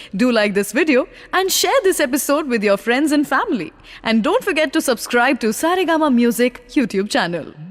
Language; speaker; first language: English; non-native, local second language; Hindi